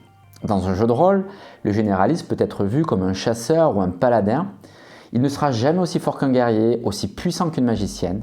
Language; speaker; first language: French; native; French